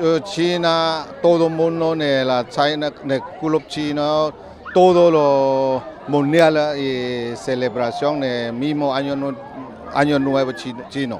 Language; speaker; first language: Spanish; non-native, learner; Chinese